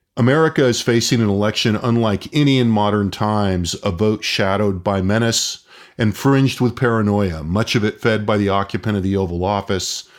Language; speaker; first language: English; native; English